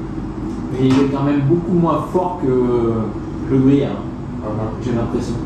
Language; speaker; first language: French; native; French